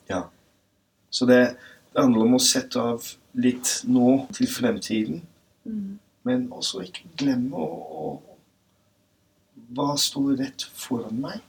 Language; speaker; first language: Norwegian; non-native, fluent; English